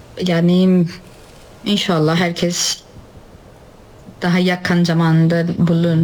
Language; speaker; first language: Turkish; non-native, learner; Nepali